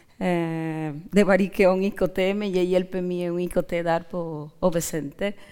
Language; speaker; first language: Norwegian; non-native, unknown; Spanish